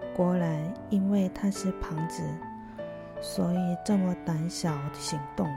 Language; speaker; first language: Chinese; non-native, fluent; Korean